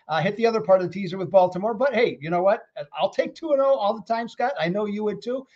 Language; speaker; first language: English; native; English